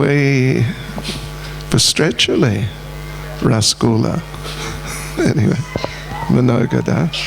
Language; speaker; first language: Russian; non-native, learner; English